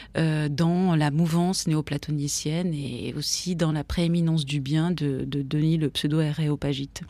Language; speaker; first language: French; native; French